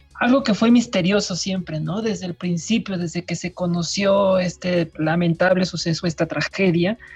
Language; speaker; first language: Spanish; native; Spanish